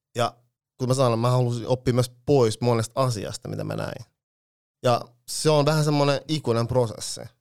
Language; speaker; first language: Finnish; early bilingual, other home language; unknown